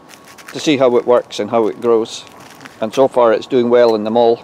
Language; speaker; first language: English; native; English